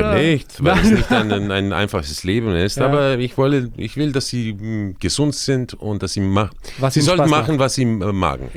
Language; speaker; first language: German; non-native, fluent; Croatian